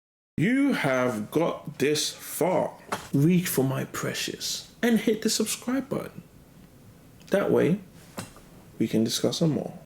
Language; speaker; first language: English; native; English